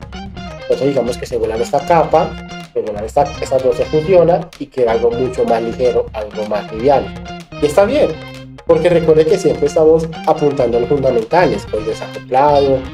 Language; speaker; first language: Spanish; native; Spanish